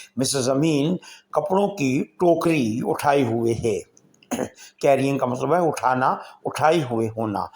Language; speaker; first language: Urdu; native; Urdu